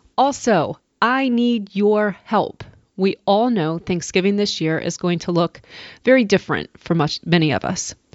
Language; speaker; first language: English; native; English